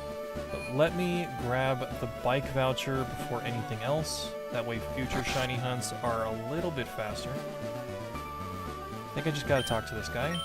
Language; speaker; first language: English; native; English